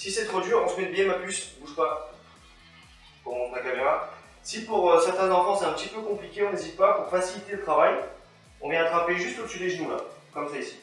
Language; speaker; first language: French; native; French